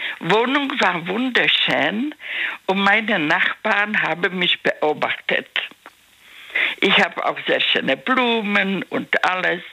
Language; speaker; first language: German; non-native, learner; Czech